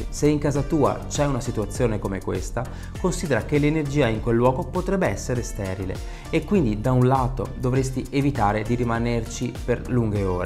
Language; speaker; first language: Italian; native; Italian